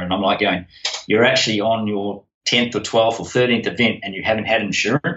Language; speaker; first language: English; native; English